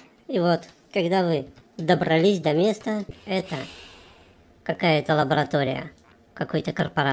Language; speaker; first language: Russian; native; Russian